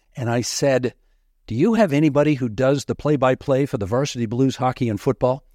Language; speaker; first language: English; native; English